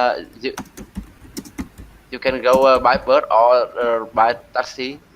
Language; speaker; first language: English; non-native, learner; Vietnamese